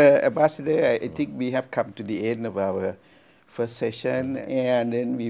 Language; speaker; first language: English; non-native, fluent; Thai